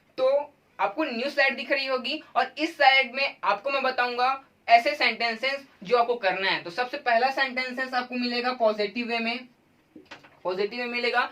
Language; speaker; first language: Hindi; native; Hindi